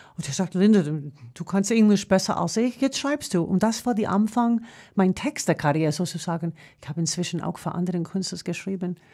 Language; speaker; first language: German; non-native, fluent; English